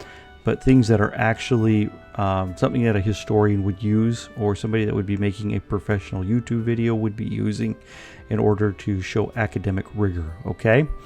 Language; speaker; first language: English; native; English